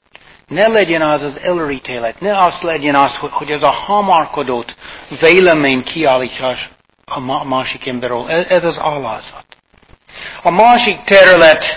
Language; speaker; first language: Hungarian; non-native, fluent; English